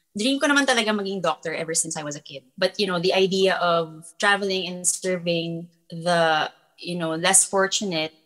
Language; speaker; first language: English; non-native, local second language; Filipino